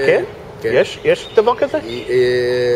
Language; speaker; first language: Hebrew; non-native, fluent; English